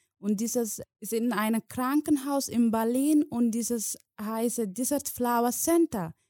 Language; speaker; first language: German; non-native, learner; Somali